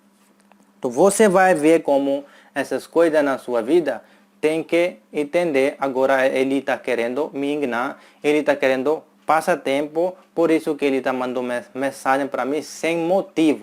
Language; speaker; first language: Portuguese; non-native, fluent; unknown